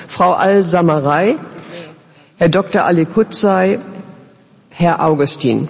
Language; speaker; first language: German; native; German